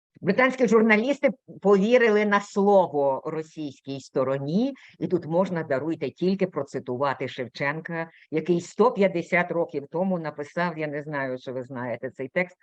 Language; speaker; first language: Ukrainian; non-native, fluent; English